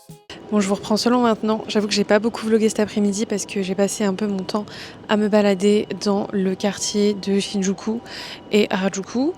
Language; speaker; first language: French; native; French